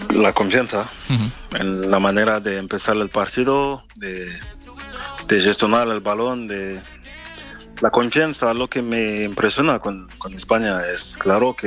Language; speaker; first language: Spanish; non-native, fluent; French